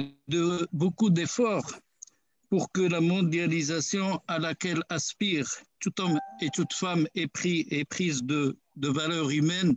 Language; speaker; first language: French; non-native, local second language; Arabic